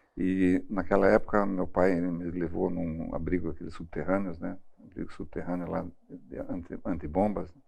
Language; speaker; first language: Portuguese; early bilingual, other home language; German